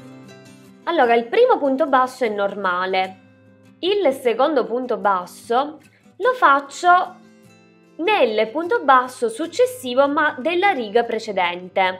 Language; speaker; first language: Italian; native; Italian